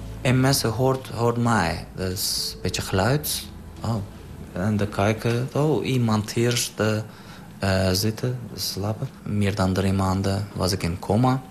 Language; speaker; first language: Dutch; non-native, learner; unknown